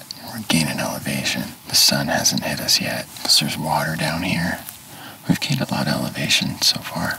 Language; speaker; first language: English; native; English